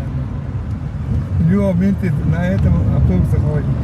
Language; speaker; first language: Russian; non-native, local second language; Uzbek